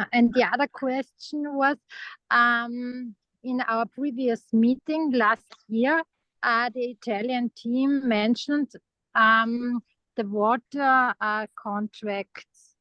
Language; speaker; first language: English; non-native, fluent; German